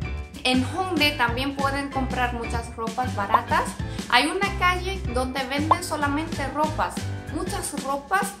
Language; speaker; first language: Spanish; non-native, fluent; Korean